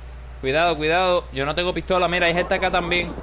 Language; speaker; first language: Spanish; early bilingual, heritage; Spanish